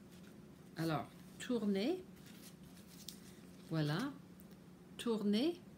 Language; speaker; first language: French; non-native, fluent; English